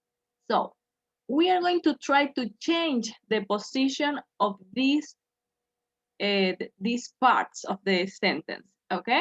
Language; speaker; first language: English; non-native, fluent; Spanish